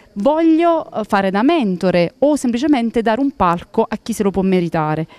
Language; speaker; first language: Italian; native; Italian